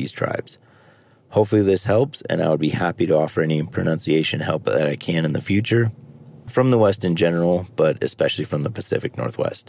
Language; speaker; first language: English; native; English